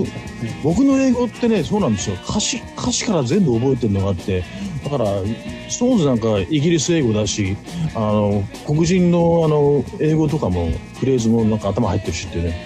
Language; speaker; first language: Japanese; native; Japanese